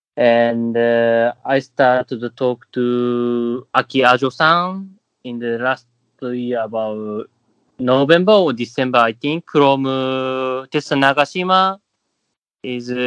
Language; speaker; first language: English; non-native, learner; Japanese